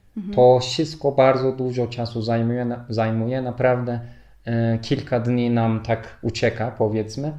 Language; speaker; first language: Polish; non-native, fluent; Turkish